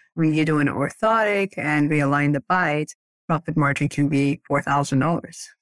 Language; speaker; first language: English; early bilingual, other home language; Persian